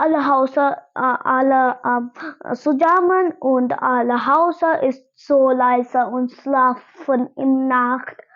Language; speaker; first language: German; non-native, learner; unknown